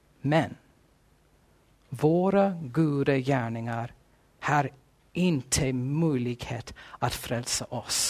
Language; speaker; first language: Swedish; non-native, fluent; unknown